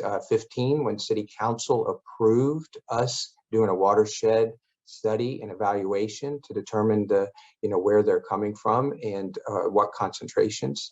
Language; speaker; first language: English; native; English